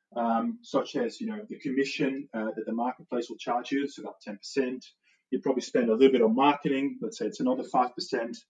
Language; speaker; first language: English; non-native, fluent; Dutch